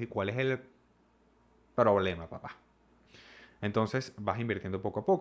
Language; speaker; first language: Spanish; native; Spanish